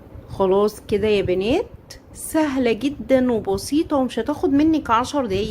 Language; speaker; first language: Arabic; native; Arabic